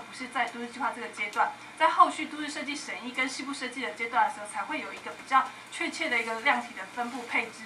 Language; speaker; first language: Chinese; native; Chinese